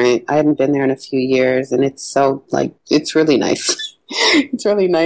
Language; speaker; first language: English; native; English